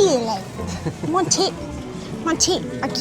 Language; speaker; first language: French; non-native, learner; Thai